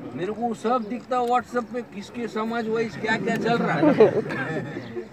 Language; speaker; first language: Hindi; non-native, local second language; Marathi